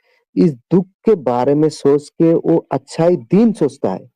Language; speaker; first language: Hindi; non-native, local second language; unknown